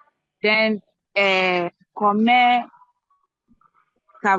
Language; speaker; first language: French; non-native, learner; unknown